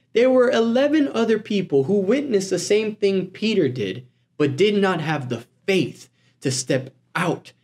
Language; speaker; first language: English; native; English